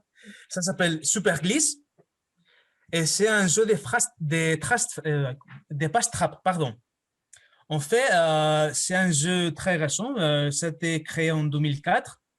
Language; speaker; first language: French; non-native, fluent; Spanish